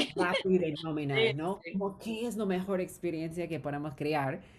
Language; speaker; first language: Spanish; non-native, fluent; English